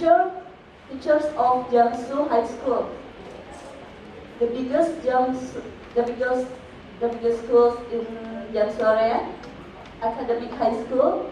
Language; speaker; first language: English; non-native, learner; Indonesian